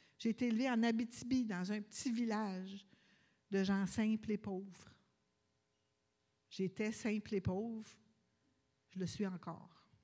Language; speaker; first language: French; native; French